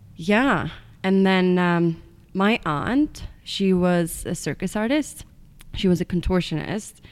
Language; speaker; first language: English; non-native, fluent; Estonian